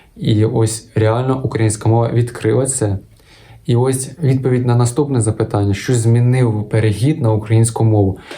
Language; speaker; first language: Ukrainian; non-native, local second language; Russian